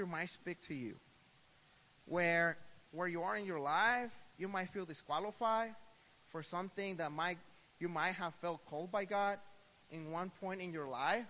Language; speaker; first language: English; early bilingual, other home language; Spanish